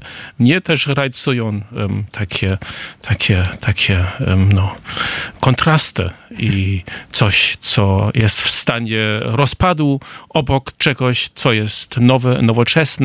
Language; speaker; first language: Polish; non-native, fluent; German